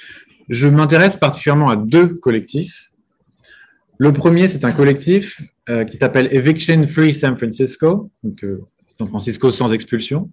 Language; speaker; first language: French; native; French